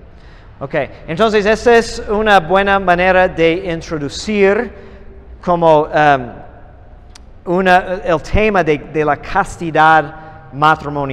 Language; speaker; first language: Spanish; non-native, fluent; English